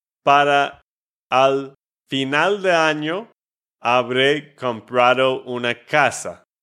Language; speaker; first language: Spanish; non-native, learner; English